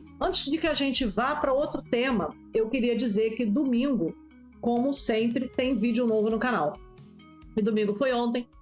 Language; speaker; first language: Portuguese; native; Portuguese